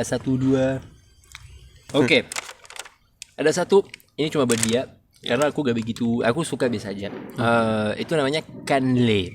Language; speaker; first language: Indonesian; non-native, fluent; French